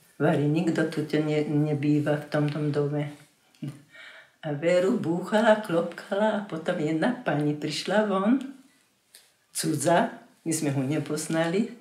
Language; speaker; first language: Slovak; non-native, local second language; German